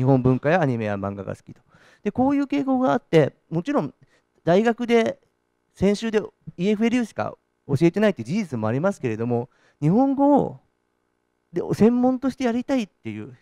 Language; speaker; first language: Japanese; native; Japanese